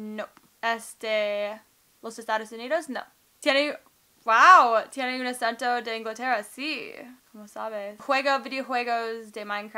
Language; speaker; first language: Spanish; non-native, learner; English